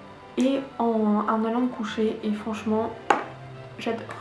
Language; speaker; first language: French; native; French